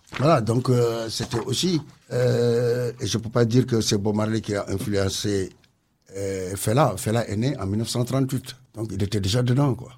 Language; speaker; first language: French; non-native, local second language; Wolof